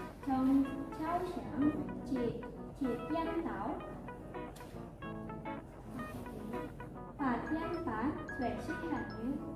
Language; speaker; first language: Chinese; non-native, learner; Indonesian